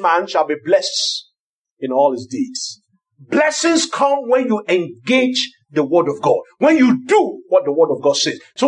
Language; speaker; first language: English; non-native, local second language; Yoruba